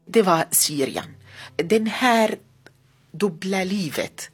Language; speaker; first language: Swedish; non-native, learner; Arabic